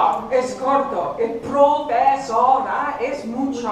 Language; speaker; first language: Spanish; non-native, fluent; English